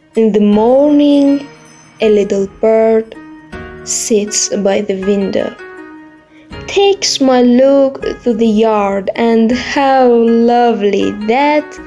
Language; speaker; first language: English; non-native, fluent; Persian